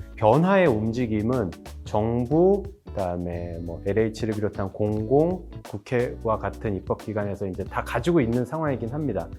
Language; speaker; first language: Korean; native; Korean